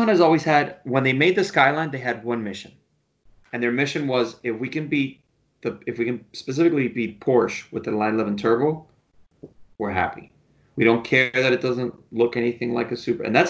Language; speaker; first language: English; native; English